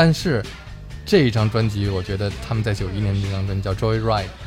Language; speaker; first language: Chinese; native; Chinese